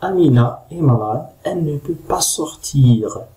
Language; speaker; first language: French; non-native, local second language; Arabic